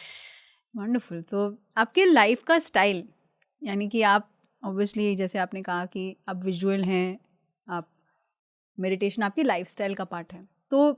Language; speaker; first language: Hindi; native; Hindi